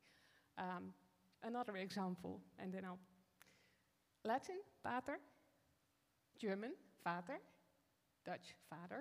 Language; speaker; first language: English; non-native, fluent; Dutch